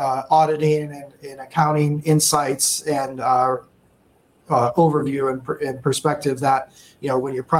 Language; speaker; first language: English; native; English